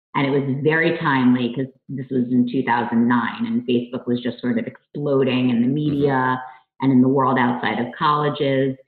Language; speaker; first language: English; native; English